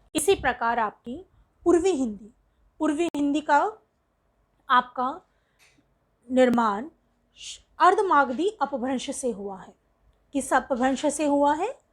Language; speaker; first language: Hindi; native; Hindi